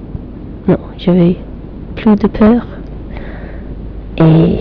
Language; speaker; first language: French; non-native, learner; English